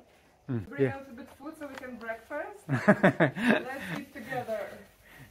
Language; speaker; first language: English; non-native, learner; Russian